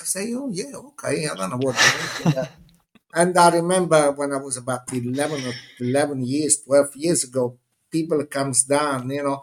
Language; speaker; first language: English; non-native, fluent; Italian